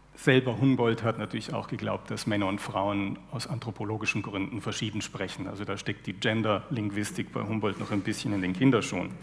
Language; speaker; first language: German; native; German